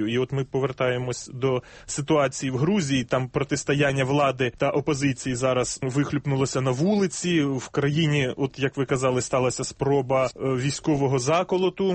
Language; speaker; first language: Ukrainian; native; Ukrainian